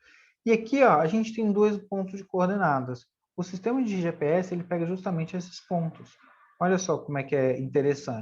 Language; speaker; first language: Portuguese; native; Portuguese